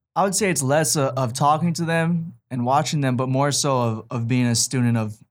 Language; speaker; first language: English; native; English